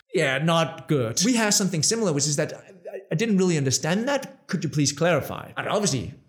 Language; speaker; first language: English; non-native, fluent; Danish